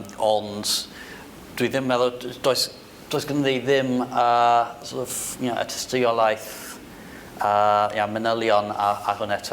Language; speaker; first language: Welsh; non-native, fluent; English